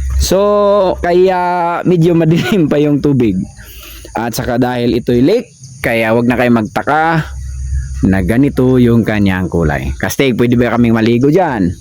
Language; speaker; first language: Filipino; non-native, local second language; Cebuano